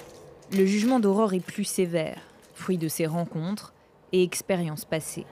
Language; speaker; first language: French; native; French